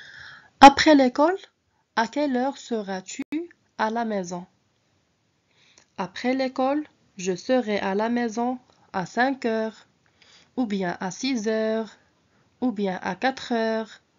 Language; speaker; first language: French; non-native, local second language; Arabic